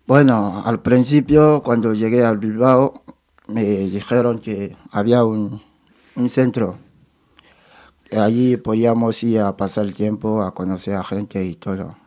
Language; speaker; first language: Spanish; non-native, fluent; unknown